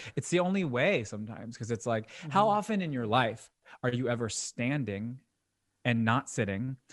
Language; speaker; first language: English; native; English